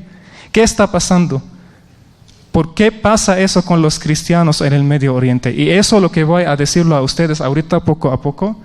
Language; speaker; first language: Spanish; non-native, fluent; Arabic